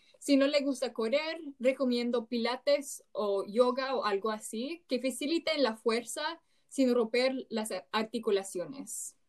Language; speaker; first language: Spanish; non-native, learner; English